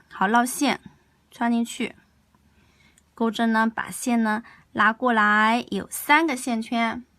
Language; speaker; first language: Chinese; native; Chinese